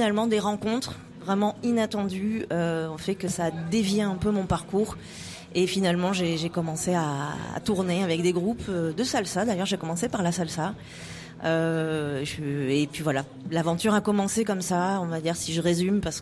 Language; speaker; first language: French; native; French